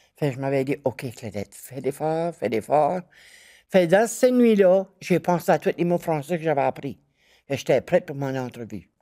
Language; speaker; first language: French; native; French